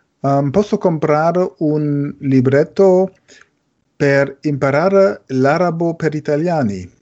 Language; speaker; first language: Italian; non-native, learner; German